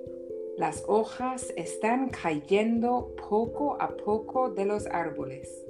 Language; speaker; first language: Spanish; non-native, fluent; English